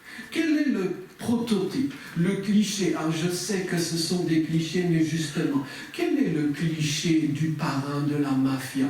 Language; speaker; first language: French; native; French